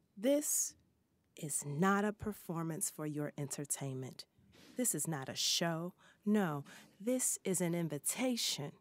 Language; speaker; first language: English; native; English